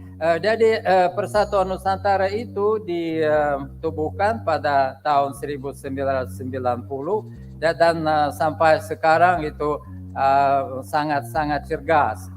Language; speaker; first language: Indonesian; non-native, fluent; Russian